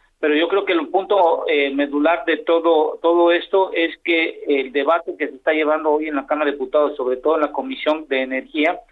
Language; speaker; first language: Spanish; native; Spanish